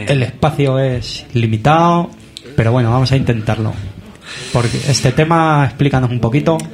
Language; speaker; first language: Spanish; native; Spanish